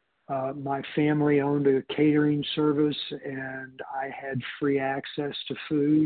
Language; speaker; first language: English; native; English